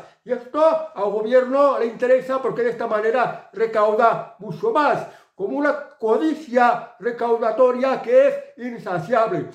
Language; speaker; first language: Spanish; native; Spanish